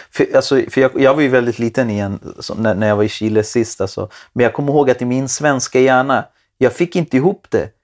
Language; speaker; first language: Swedish; early bilingual, other home language; Spanish